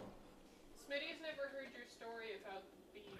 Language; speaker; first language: English; native; English